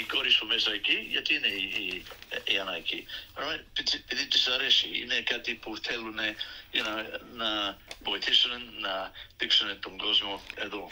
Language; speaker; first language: Greek; early bilingual, heritage; Greek